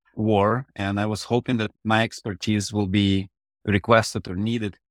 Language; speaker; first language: English; non-native, fluent; Russian